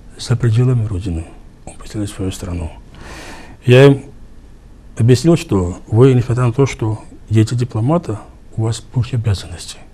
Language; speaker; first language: Russian; non-native, local second language; Georgian